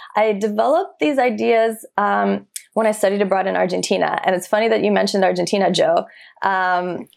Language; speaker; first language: English; early bilingual, other home language; German